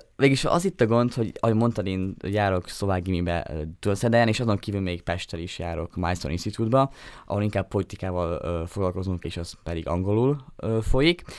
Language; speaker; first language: Hungarian; native; Hungarian